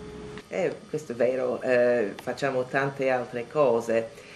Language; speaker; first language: Italian; non-native, fluent; English